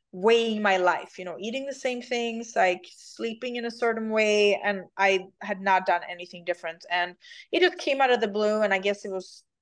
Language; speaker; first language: English; non-native, fluent; Swedish